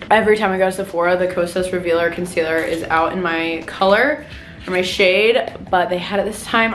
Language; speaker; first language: English; native; English